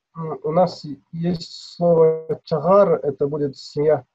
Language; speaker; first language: Russian; non-native, local second language; Yakut